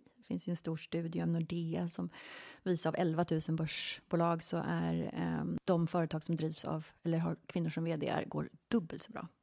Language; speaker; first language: Swedish; native; Swedish